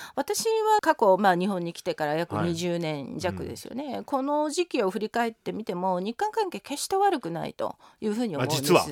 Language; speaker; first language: Japanese; non-native, fluent; Korean